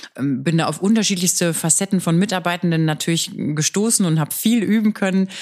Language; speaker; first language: German; native; German